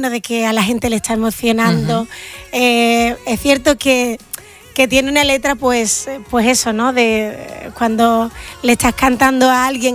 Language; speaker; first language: Spanish; native; Spanish